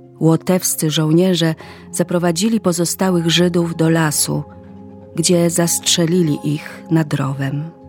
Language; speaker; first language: Polish; native; Polish